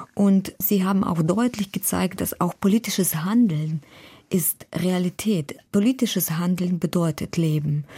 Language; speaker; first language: German; non-native, fluent; Ukrainian